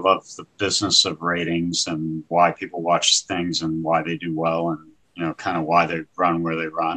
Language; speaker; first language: English; native; English